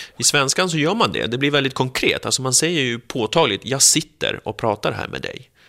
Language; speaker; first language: Swedish; early bilingual, other home language; Spanish